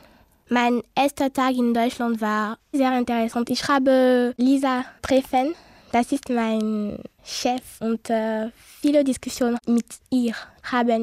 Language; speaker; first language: German; non-native, learner; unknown